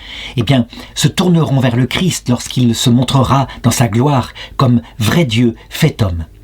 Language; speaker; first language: French; native; French